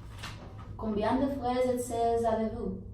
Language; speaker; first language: French; non-native, learner; English